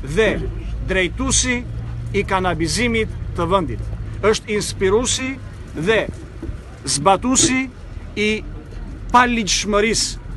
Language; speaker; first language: Albanian; non-native, local second language; Greek